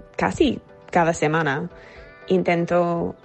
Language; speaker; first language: Spanish; non-native, fluent; English